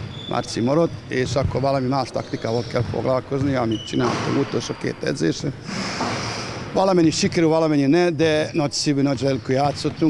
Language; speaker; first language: Hungarian; non-native, learner; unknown